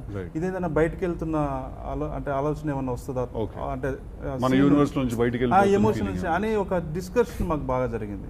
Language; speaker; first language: Telugu; native; Telugu